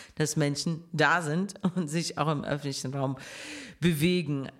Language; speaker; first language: German; non-native, fluent; Russian